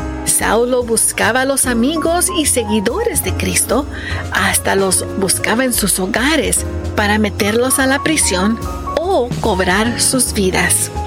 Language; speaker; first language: Spanish; native; Spanish